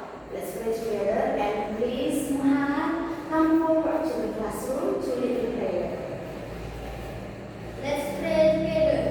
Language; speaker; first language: English; non-native, fluent; Indonesian